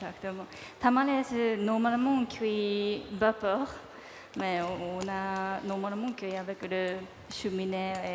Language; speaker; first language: French; non-native, learner; Japanese